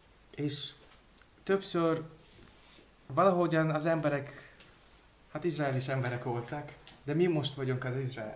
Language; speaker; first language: Hungarian; non-native, learner; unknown